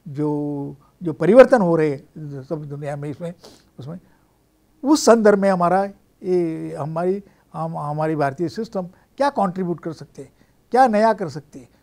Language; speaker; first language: Hindi; non-native, local second language; Marathi